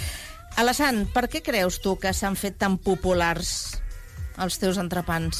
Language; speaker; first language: Catalan; native; Catalan